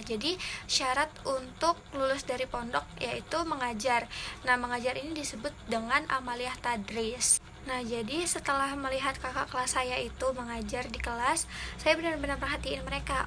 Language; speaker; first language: Indonesian; native; Indonesian